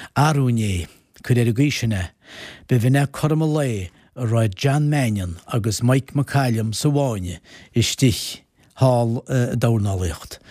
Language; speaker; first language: Irish; native; Irish